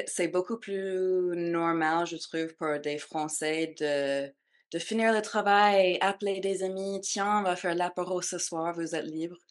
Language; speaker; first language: French; non-native, fluent; English